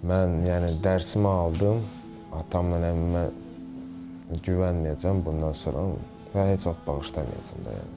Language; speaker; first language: Azerbaijani; early bilingual, heritage; Azerbaijani